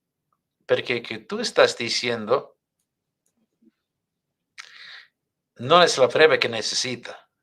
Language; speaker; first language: Spanish; non-native, fluent; English